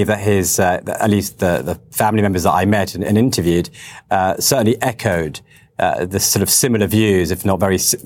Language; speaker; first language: English; native; English